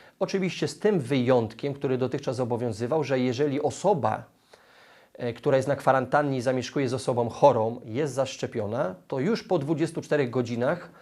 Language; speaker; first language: Polish; native; Polish